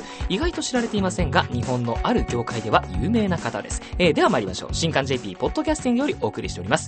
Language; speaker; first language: Japanese; native; Japanese